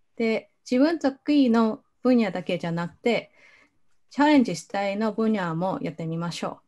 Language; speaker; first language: Japanese; non-native, fluent; Cantonese